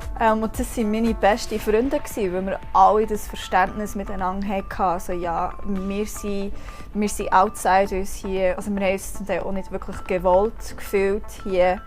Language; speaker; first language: German; non-native, fluent; English